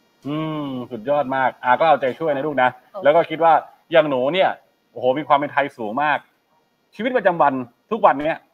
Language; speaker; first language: Thai; native; Thai